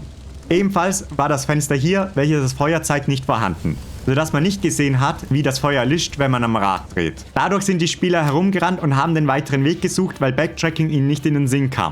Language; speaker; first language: German; native; German